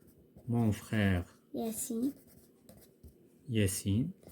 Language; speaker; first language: French; non-native, local second language; Arabic